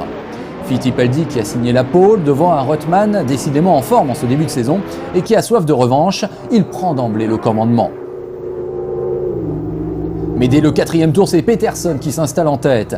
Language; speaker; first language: French; native; French